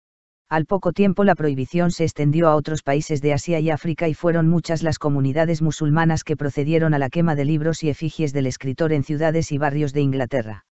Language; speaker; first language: Spanish; native; Spanish